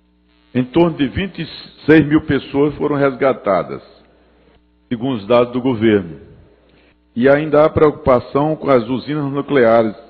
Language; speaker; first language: Portuguese; native; Portuguese